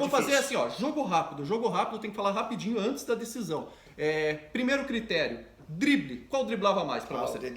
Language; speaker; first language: Portuguese; native; Portuguese